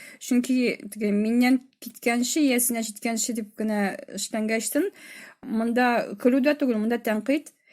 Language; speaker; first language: Tatar; native; Tatar